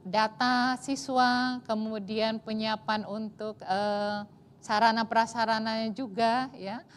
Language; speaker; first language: Indonesian; native; Indonesian